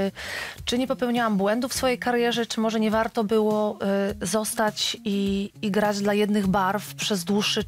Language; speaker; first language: Polish; native; Polish